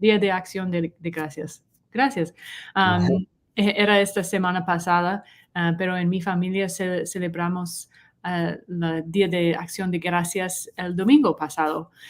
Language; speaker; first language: Spanish; non-native, learner; English